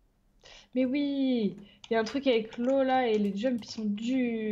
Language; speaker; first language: French; native; French